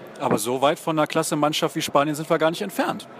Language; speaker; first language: German; native; German